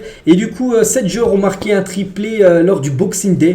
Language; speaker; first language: French; native; French